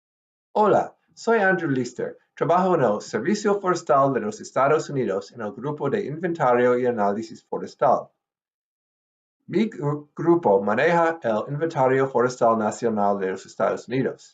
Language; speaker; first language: Spanish; non-native, fluent; English